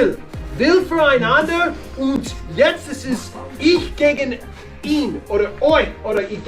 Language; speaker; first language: German; non-native, learner; English